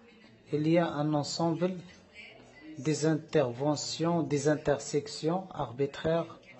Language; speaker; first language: French; non-native, learner; Arabic